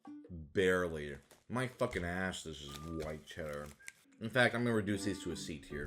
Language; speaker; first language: English; native; English